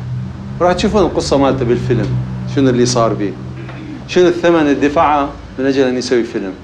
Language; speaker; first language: Arabic; native; Arabic